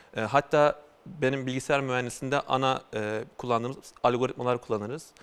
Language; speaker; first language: Turkish; native; Turkish